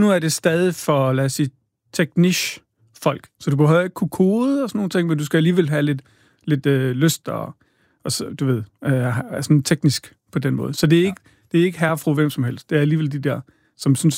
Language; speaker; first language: Danish; native; Danish